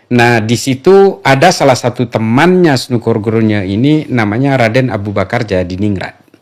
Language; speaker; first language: Indonesian; non-native, local second language; Madurese